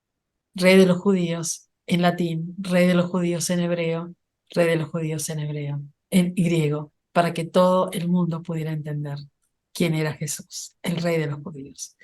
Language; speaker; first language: Spanish; native; Spanish